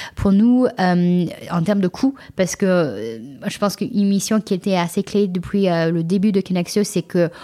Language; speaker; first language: French; non-native, fluent; English